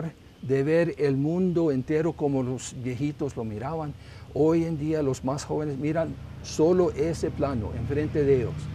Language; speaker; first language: Spanish; non-native, local second language; English